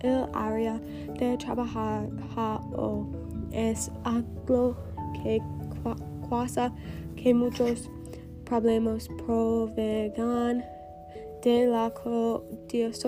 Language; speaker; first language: Spanish; non-native, learner; English